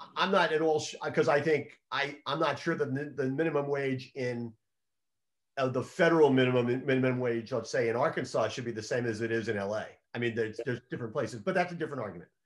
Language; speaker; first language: English; native; English